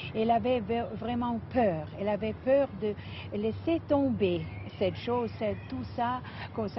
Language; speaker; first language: French; non-native, fluent; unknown